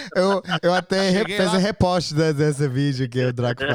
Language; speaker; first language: Portuguese; non-native, learner; English